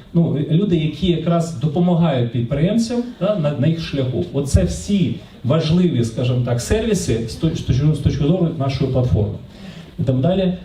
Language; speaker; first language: Ukrainian; non-native, local second language; Russian